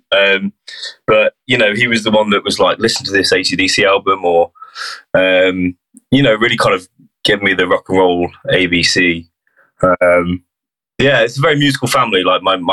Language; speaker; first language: English; native; English